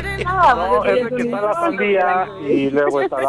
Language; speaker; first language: Spanish; native; Spanish